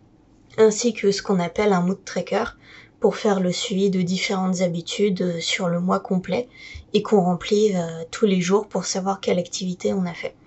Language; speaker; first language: French; native; French